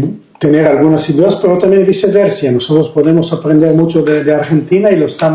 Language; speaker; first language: Spanish; non-native, fluent; Hebrew